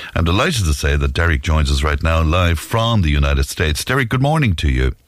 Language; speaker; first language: English; native; English